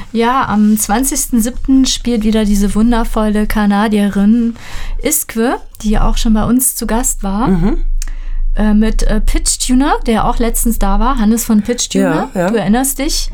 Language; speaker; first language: German; native; German